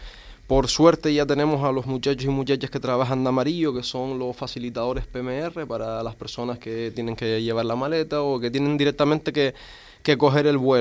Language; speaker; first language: Spanish; native; Spanish